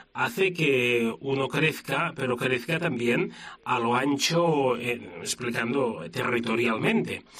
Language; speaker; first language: Spanish; non-native, local second language; Catalan